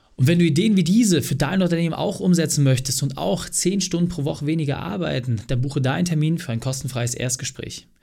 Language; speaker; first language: German; native; German